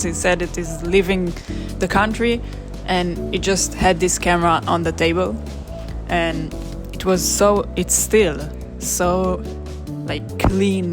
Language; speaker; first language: English; non-native, fluent; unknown